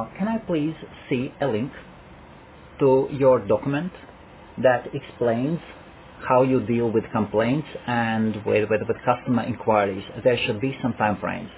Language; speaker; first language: English; non-native, fluent; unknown